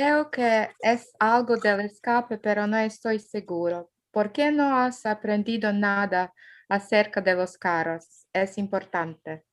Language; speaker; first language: Spanish; non-native, learner; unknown